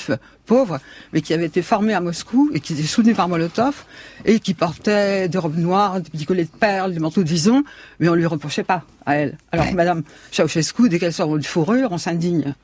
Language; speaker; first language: French; native; French